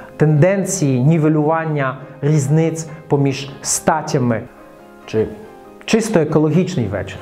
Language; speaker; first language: Ukrainian; non-native, fluent; Russian